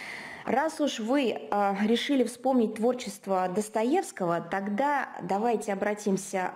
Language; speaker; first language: Russian; native; Russian